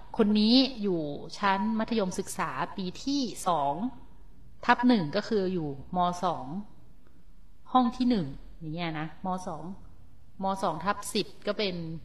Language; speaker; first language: Thai; native; Thai